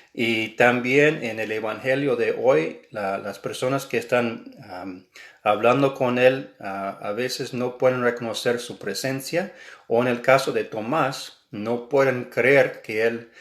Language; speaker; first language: Spanish; non-native, fluent; English